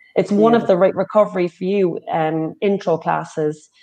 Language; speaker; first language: English; native; English